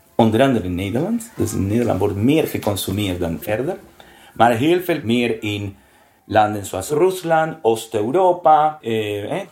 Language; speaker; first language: Dutch; non-native, learner; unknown